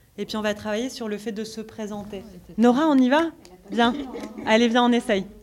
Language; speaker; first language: French; native; French